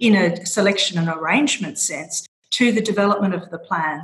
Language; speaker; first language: English; native; English